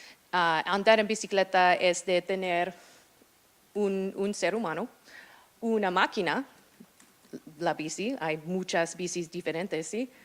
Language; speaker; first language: Spanish; non-native, fluent; English